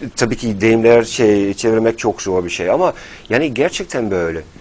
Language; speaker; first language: Turkish; non-native, fluent; Dutch